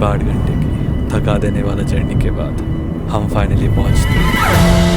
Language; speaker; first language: Hindi; non-native, local second language; Bangla